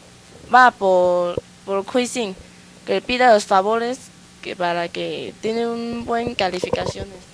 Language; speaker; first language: Spanish; non-native, learner; Chinese